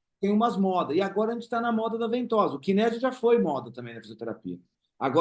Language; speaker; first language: Portuguese; native; Portuguese